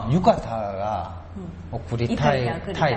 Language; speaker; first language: Japanese; non-native, learner; Korean